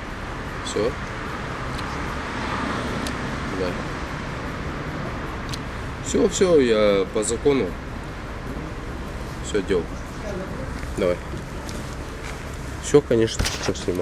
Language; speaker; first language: Russian; non-native, local second language; Kyrgyz